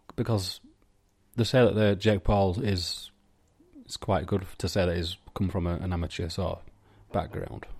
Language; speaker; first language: English; native; English